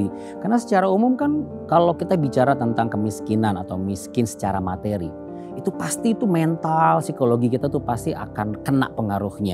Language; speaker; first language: Indonesian; native; Indonesian